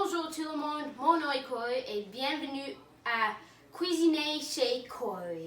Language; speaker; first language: French; non-native, learner; English